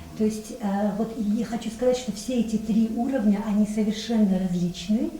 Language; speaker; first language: Russian; non-native, local second language; Chechen